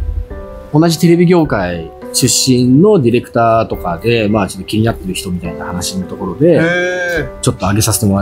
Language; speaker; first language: Japanese; native; Japanese